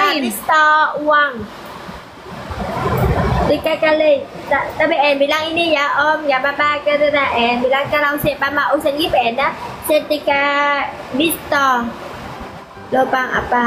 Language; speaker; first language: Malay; non-native, fluent; Vietnamese